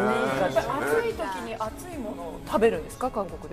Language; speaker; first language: Japanese; native; Japanese